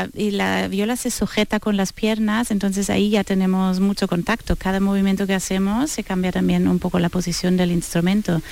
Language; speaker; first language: Spanish; non-native, fluent; German